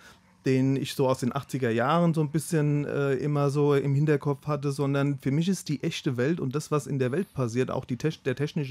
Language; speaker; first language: German; native; German